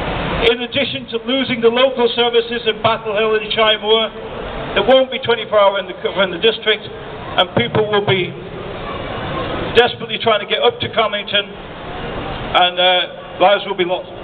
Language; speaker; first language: English; native; English